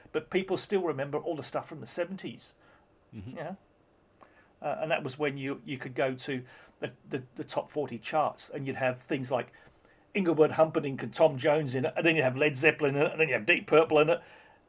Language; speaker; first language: English; native; English